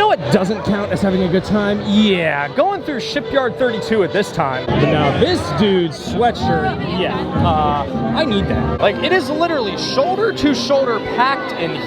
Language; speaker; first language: English; native; English